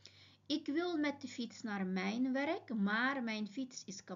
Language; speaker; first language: Dutch; non-native, fluent; Uyghur